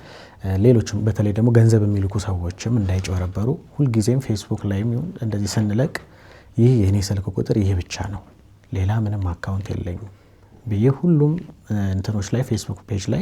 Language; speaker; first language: Amharic; native; Amharic